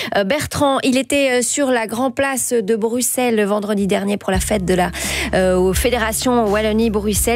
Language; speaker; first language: French; native; French